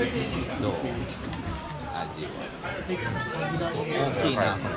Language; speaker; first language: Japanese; non-native, learner; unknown